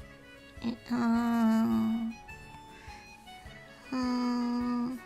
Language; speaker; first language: Japanese; native; Japanese